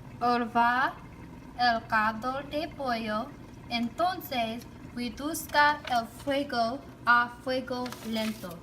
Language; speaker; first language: Spanish; non-native, learner; English